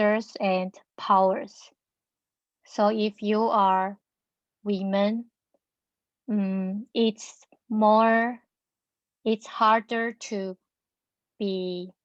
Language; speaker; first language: English; non-native, learner; Chinese